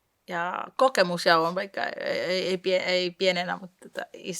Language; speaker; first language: Finnish; non-native, fluent; Spanish